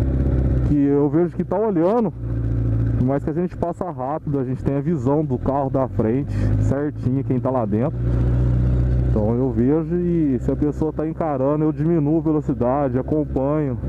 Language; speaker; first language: Portuguese; native; Portuguese